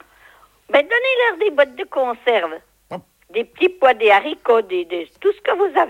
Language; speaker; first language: French; native; French